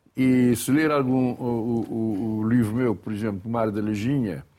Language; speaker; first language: Portuguese; non-native, local second language; Kabuverdianu